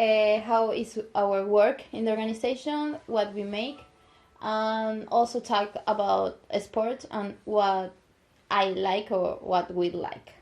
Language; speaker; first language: English; non-native, local second language; Spanish